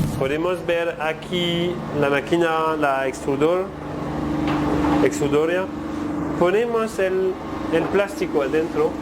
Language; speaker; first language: Spanish; non-native, learner; French